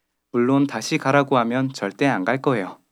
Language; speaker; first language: Korean; native; Korean